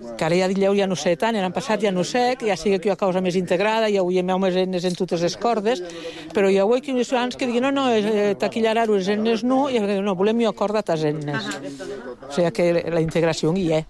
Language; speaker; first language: Catalan; non-native, local second language; Spanish